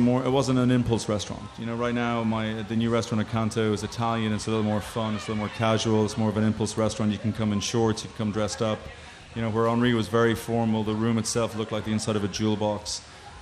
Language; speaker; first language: English; native; English